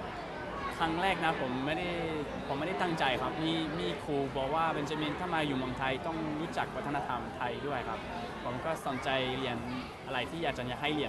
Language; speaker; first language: Thai; non-native, learner; English